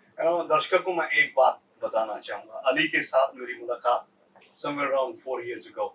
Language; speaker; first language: Hindi; native; Hindi